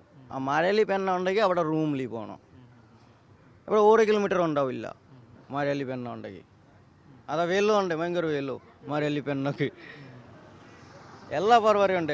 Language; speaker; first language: Malayalam; non-native, local second language; Assamese